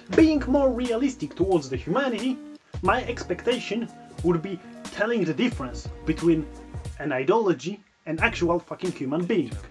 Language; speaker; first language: English; non-native, fluent; Polish